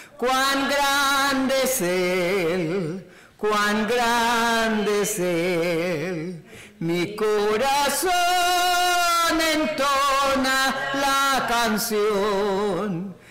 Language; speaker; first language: Spanish; native; Spanish